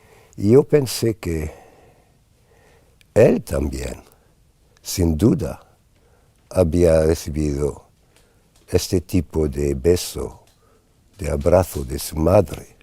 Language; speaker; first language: Spanish; non-native, fluent; English